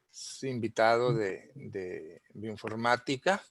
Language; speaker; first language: Spanish; native; Spanish